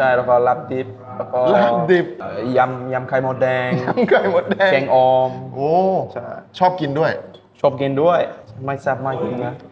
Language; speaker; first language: Thai; non-native, learner; English